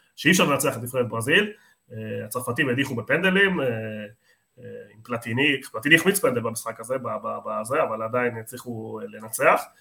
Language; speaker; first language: Hebrew; non-native, fluent; Spanish